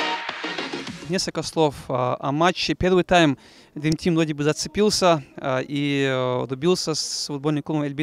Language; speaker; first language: Russian; native; Russian